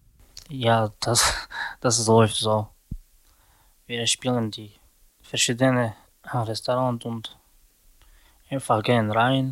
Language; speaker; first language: German; non-native, learner; Slovak